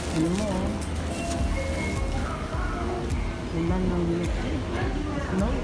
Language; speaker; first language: Japanese; non-native, learner; Filipino